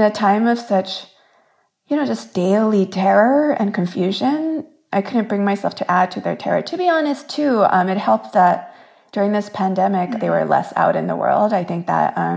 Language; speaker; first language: English; early bilingual, other home language; Korean